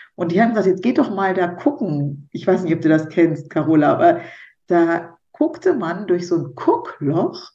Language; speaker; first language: German; native; German